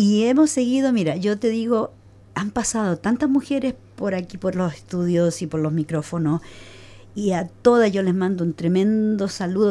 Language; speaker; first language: Spanish; native; Spanish